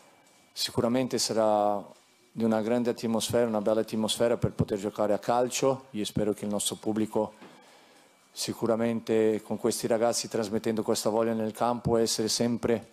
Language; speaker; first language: Italian; non-native, fluent; Portuguese